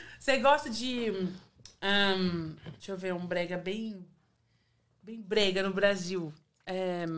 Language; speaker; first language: Portuguese; native; Portuguese